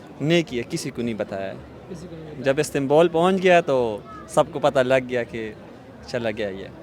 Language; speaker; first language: Urdu; non-native, local second language; Pashto